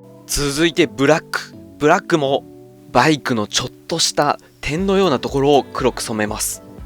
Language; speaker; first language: Japanese; native; Japanese